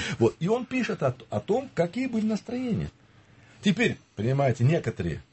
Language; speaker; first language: Russian; non-native, fluent; French